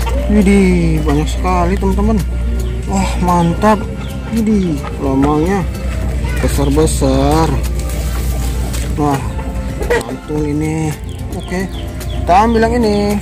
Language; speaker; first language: Indonesian; native; Indonesian